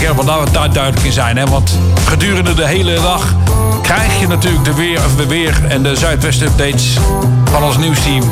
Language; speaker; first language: Dutch; native; Dutch